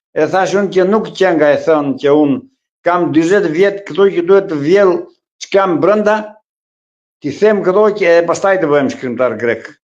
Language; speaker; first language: Albanian; non-native, local second language; Greek